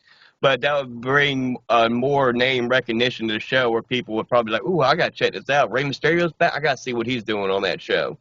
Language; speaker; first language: English; native; English